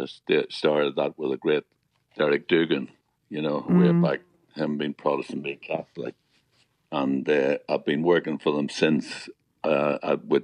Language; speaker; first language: English; native; English